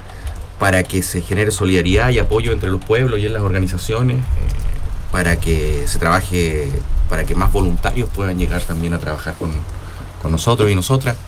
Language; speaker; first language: Spanish; native; Spanish